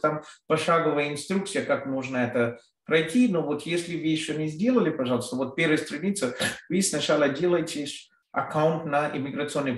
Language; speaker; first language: Russian; non-native, fluent; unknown